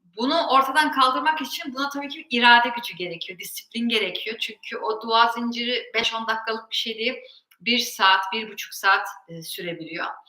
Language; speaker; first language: Turkish; early bilingual, heritage; Turkish